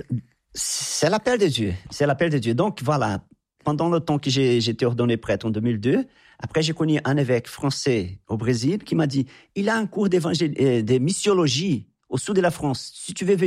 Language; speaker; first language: French; non-native, fluent; Portuguese